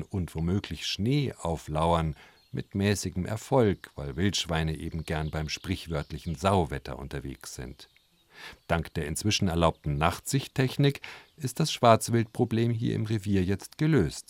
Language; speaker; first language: German; native; German